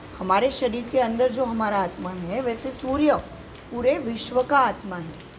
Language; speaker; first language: Hindi; non-native, local second language; Marathi